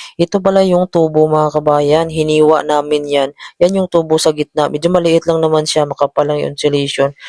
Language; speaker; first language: Filipino; native; Filipino